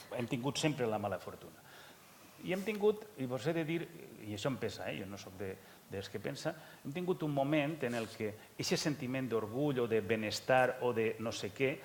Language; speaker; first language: Catalan; native; Catalan